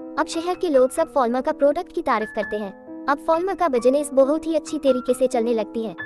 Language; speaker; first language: Hindi; non-native, local second language; Bangla